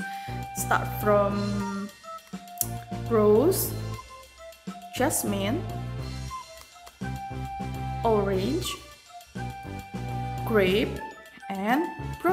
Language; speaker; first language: English; non-native, learner; Indonesian